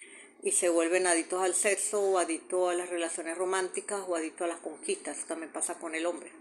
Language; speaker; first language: Spanish; native; Spanish